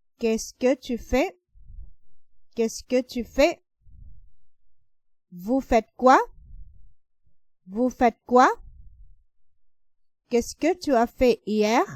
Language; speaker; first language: French; non-native, fluent; Thai